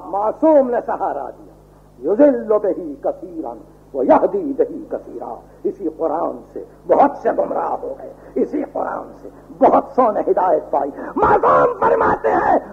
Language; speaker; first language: Urdu; native; Urdu